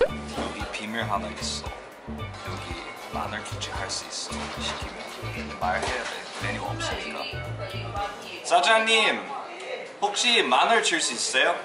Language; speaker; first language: Korean; non-native, fluent; English